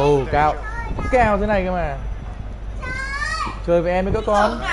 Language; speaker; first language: Vietnamese; native; Vietnamese